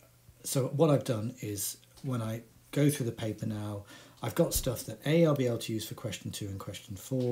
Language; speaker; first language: English; native; English